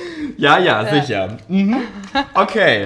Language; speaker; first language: German; native; German